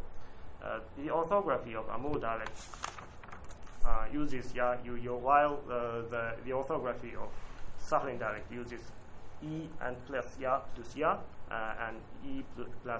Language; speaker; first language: English; non-native, learner; Japanese